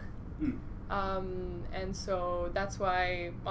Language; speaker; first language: English; non-native, local second language; Cantonese